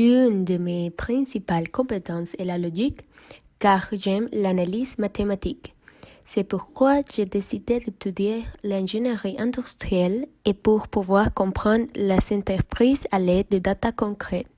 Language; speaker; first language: French; non-native, learner; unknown